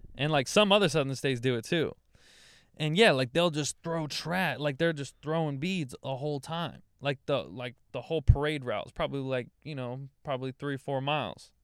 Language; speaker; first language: English; native; English